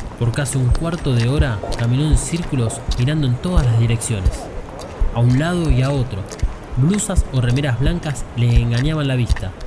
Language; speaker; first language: Spanish; native; Spanish